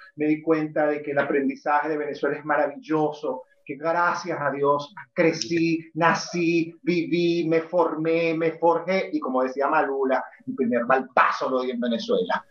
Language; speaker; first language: Spanish; native; Spanish